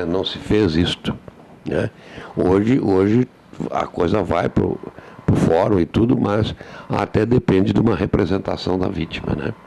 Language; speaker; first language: Portuguese; native; Portuguese